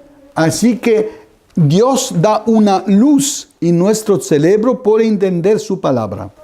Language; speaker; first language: Spanish; non-native, fluent; Italian